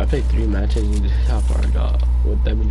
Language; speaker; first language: English; native; English